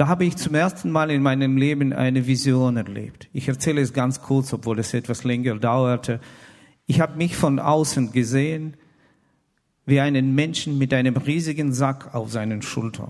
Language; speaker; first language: German; non-native, fluent; Russian